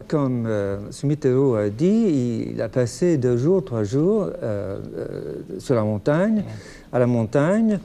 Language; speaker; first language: French; non-native, fluent; English